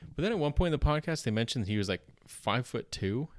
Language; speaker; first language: English; native; English